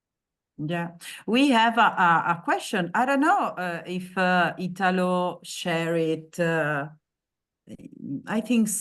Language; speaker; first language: English; non-native, learner; Italian